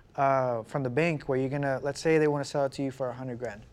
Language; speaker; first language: English; non-native, fluent; Spanish